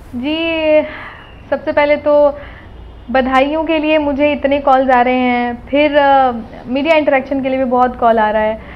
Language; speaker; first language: Hindi; native; Hindi